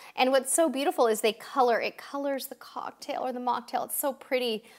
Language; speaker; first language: English; native; English